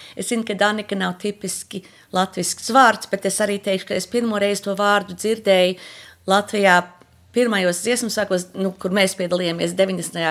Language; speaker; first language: Latvian; early bilingual, heritage; Latvian